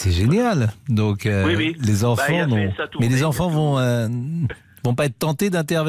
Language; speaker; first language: French; native; French